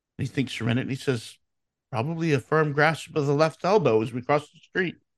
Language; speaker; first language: English; native; English